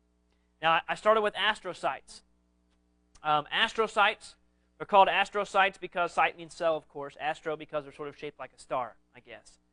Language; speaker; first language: English; native; English